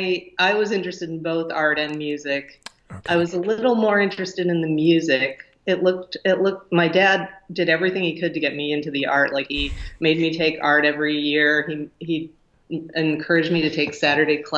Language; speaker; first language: English; native; English